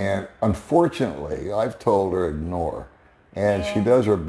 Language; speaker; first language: English; native; English